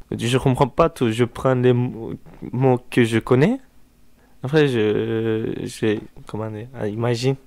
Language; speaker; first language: French; non-native, fluent; Turkish